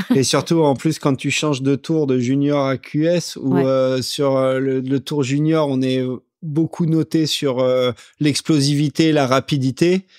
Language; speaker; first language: French; native; French